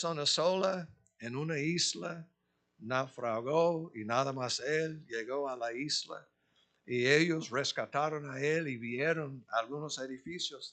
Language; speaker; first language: Spanish; non-native, fluent; English